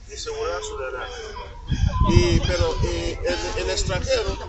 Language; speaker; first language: Spanish; non-native, learner; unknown